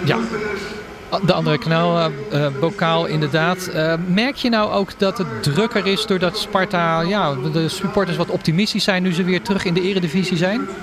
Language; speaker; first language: Dutch; native; Dutch